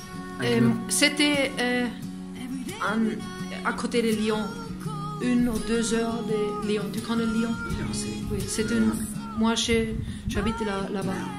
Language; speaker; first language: French; non-native, learner; German